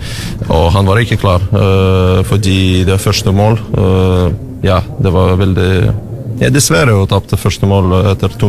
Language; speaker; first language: Norwegian; non-native, fluent; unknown